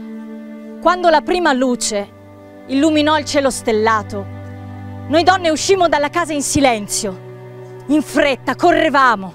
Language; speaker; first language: Italian; native; Italian